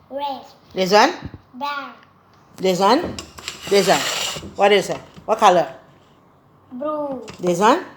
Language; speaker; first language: English; non-native, learner; Thai